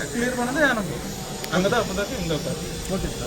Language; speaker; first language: Tamil; non-native, local second language; Telugu